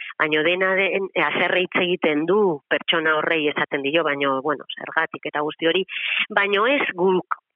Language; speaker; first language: Basque; native; Basque